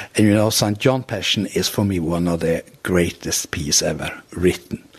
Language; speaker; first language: English; non-native, fluent; Norwegian